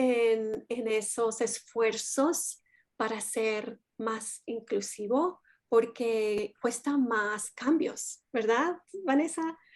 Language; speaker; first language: Spanish; non-native, fluent; English